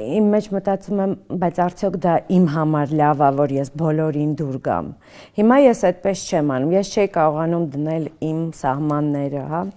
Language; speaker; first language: Armenian; early bilingual, other home language; Russian